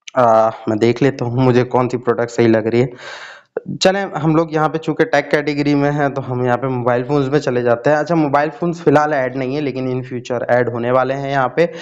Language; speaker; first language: Urdu; native; Urdu